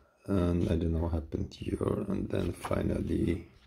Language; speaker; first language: English; non-native, fluent; Portuguese